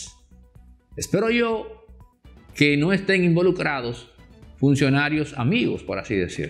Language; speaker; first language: Spanish; native; Spanish